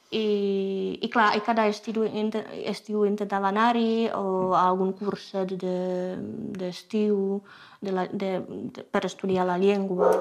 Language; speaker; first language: Catalan; non-native, fluent; Czech